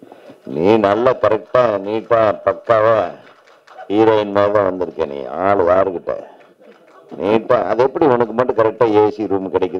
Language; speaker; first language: Tamil; native; Tamil